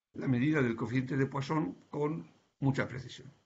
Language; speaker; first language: Spanish; native; Spanish